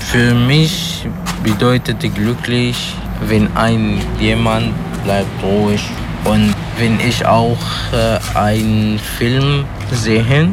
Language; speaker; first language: German; non-native, learner; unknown